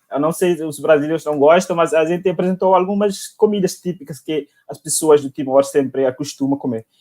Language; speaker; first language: Portuguese; non-native, local second language; Tetum